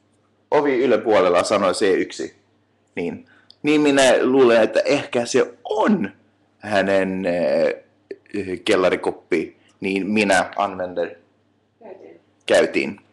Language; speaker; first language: Finnish; non-native, local second language; Swedish